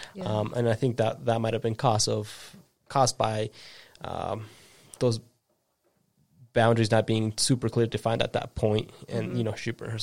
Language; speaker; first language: English; early bilingual, other home language; Spanish